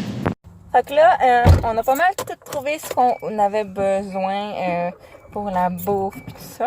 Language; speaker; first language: French; native; French